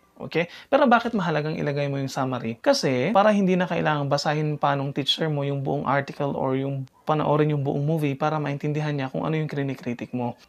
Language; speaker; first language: Filipino; native; Filipino